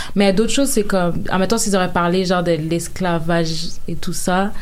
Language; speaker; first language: French; native; French